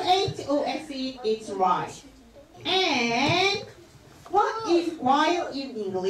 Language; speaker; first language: English; non-native, fluent; Korean